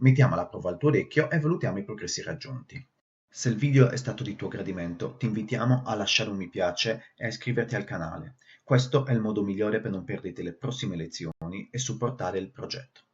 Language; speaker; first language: Italian; native; Italian